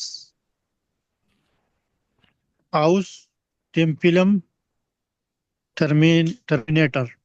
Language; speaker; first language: German; non-native, learner; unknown